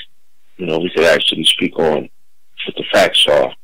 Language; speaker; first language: English; native; English